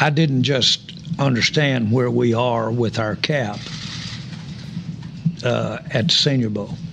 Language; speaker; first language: English; native; English